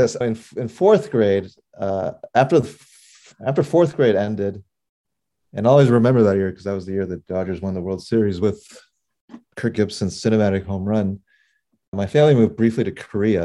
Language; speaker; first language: English; native; English